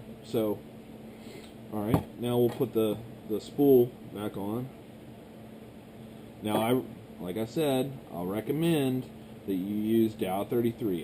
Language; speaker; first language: English; native; English